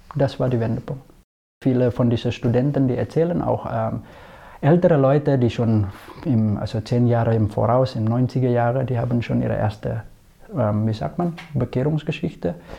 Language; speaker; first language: German; non-native, fluent; Indonesian